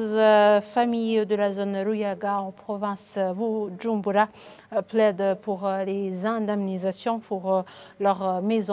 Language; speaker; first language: French; non-native, local second language; Rundi